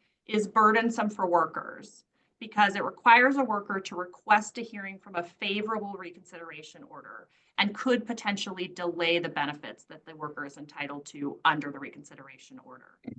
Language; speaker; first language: English; native; English